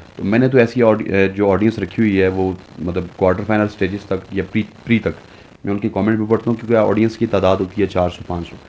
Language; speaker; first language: Urdu; non-native, local second language; Punjabi